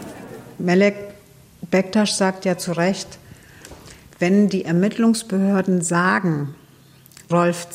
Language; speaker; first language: German; native; German